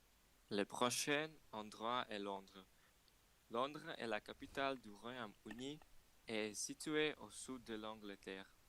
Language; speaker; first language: French; non-native, learner; Slovak